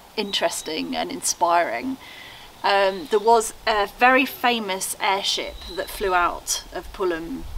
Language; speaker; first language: English; native; English